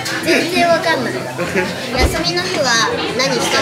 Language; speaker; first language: Japanese; native; Japanese